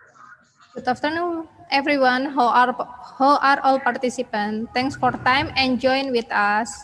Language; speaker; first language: English; non-native, learner; Indonesian